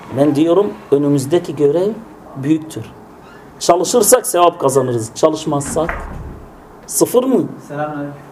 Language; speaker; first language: Turkish; non-native, fluent; Arabic